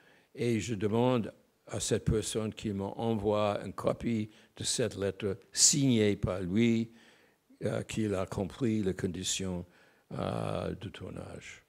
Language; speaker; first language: French; non-native, fluent; English